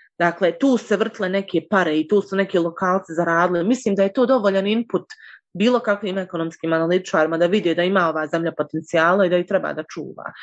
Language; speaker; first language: Bosnian; native; Bosnian